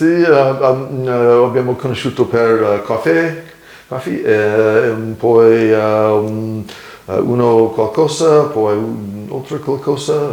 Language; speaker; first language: Italian; non-native, learner; English